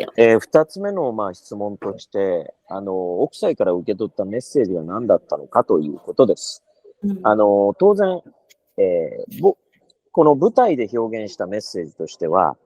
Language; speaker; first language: Japanese; native; Japanese